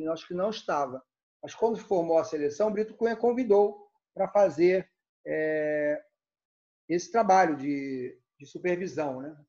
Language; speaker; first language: Portuguese; native; Portuguese